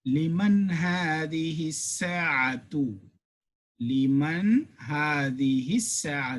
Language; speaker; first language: Arabic; non-native, fluent; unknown